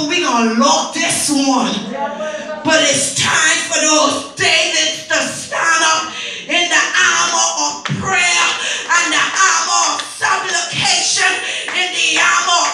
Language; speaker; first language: English; native; English